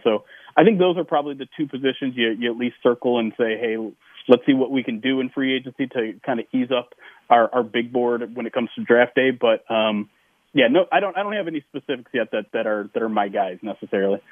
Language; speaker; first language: English; native; English